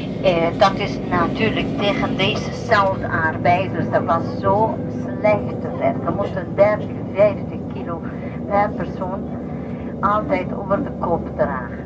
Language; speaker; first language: Dutch; non-native, learner; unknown